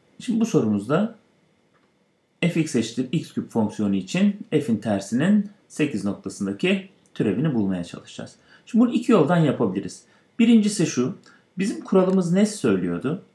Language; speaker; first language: Turkish; native; Turkish